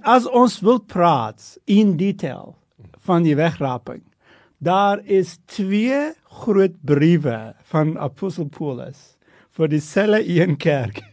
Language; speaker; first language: Afrikaans; non-native, fluent; Turkish